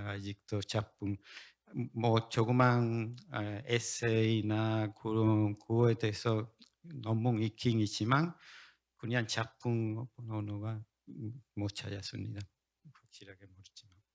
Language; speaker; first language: Korean; non-native, learner; Spanish